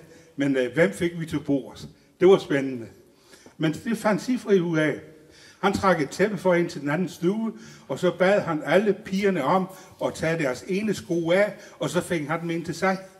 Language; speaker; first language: Danish; native; Danish